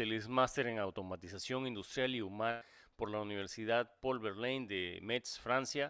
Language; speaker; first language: Spanish; native; Spanish